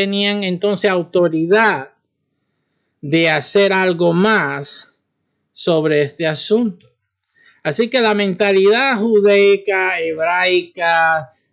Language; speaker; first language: Spanish; early bilingual, heritage; Spanish